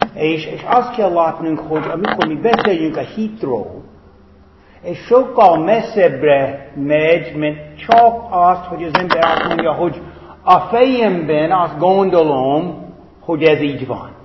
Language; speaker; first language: Hungarian; non-native, fluent; English